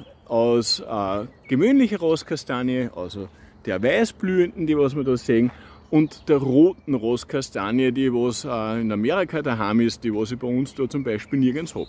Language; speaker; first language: German; native; German